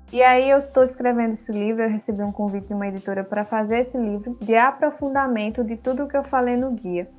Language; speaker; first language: Portuguese; early bilingual, other home language; Upper Guinea Crioulo